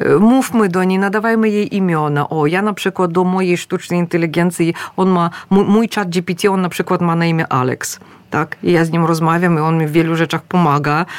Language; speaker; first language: Polish; early bilingual, other home language; Russian